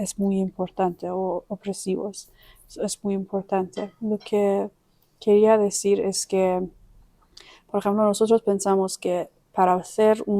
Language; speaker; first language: Spanish; non-native, fluent; Persian